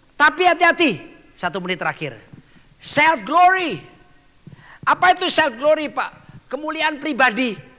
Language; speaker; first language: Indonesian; native; Indonesian